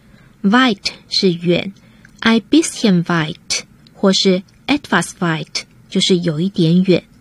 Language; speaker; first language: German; non-native, fluent; Chinese